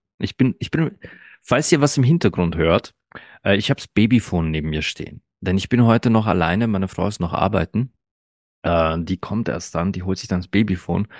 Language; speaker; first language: German; early bilingual, other home language; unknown